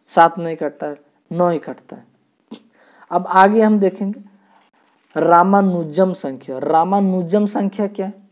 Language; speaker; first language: Hindi; native; Hindi